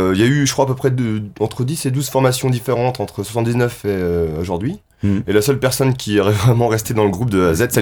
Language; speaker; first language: French; native; French